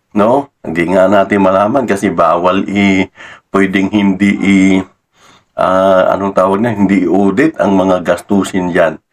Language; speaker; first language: Filipino; non-native, local second language; Cebuano